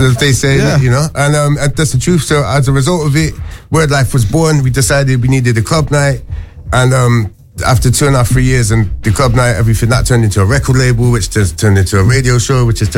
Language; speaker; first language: English; native; English